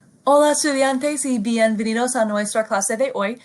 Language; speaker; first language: Spanish; non-native, fluent; English